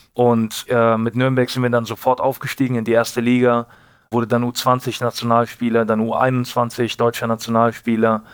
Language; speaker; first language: German; native; German